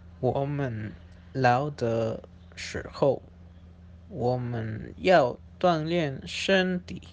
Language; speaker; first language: Chinese; non-native, learner; Spanish